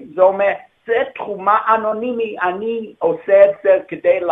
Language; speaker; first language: Hebrew; non-native, fluent; English